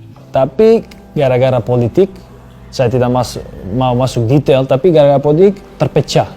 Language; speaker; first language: Indonesian; non-native, fluent; Serbian